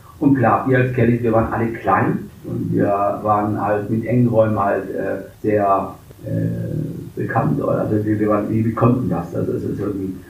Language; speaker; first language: German; early bilingual, other home language; English